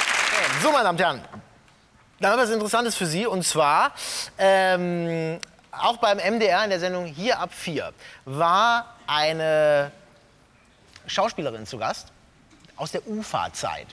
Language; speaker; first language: German; native; German